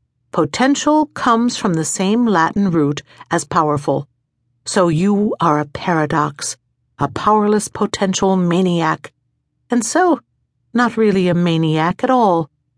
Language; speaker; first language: English; native; English